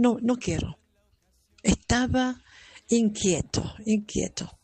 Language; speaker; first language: Spanish; non-native, fluent; German